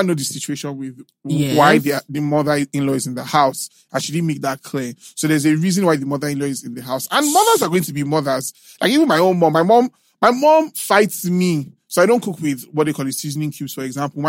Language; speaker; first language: English; non-native, local second language; Yoruba